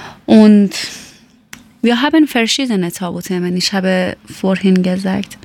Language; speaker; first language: German; non-native, learner; Persian